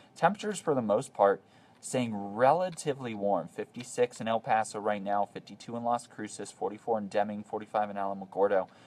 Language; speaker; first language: English; native; English